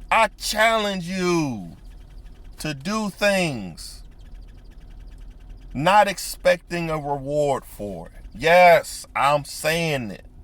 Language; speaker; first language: English; native; English